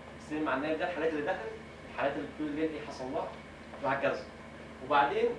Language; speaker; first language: Arabic; native; Arabic